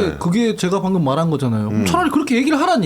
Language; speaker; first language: Korean; native; Korean